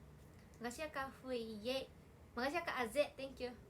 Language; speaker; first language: Indonesian; native; Indonesian